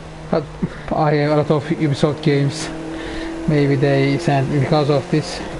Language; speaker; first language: English; non-native, fluent; Turkish